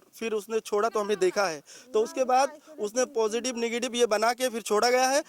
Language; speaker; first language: Hindi; non-native, local second language; Bangla